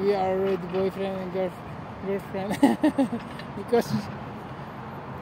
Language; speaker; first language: English; non-native, learner; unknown